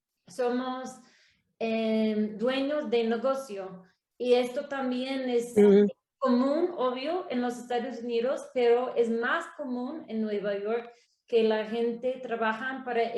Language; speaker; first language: Spanish; non-native, learner; English